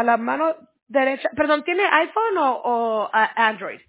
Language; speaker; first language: Spanish; early bilingual, heritage; Spanish